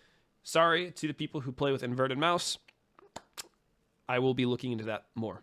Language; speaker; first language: English; native; English